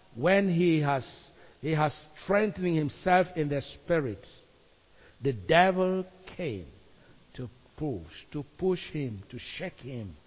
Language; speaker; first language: English; non-native, local second language; Igbo